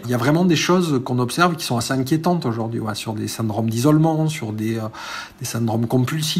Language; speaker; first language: French; native; French